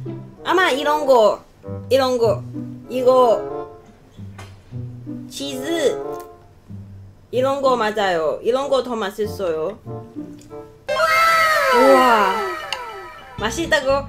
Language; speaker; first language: Korean; non-native, learner; Cantonese